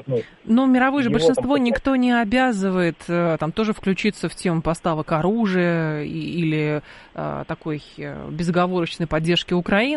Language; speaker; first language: Russian; native; Russian